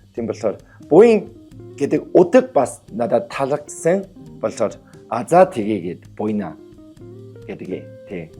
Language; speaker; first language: Mongolian; non-native, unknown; Korean